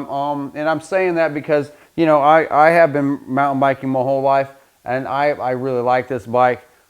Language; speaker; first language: English; native; English